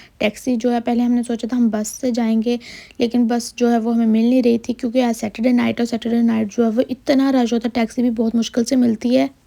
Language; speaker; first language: Urdu; non-native, local second language; Punjabi